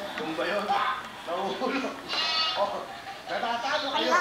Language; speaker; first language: Filipino; native; Filipino